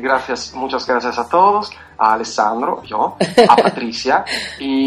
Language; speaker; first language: Spanish; non-native, fluent; Italian